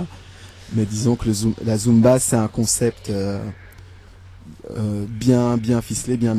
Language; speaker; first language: French; native; French